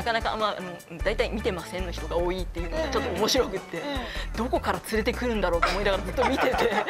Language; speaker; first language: Japanese; native; Japanese